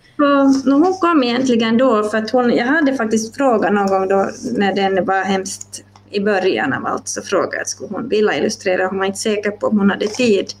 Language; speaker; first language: Swedish; native; Swedish